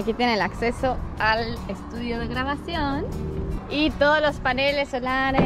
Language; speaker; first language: Spanish; native; Spanish